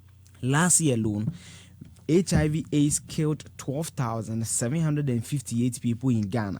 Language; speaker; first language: English; non-native, local second language; Akan